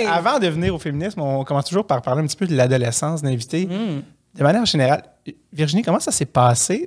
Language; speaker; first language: French; native; French